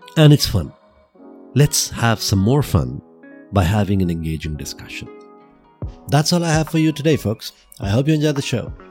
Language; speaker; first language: English; non-native, local second language; Gujarati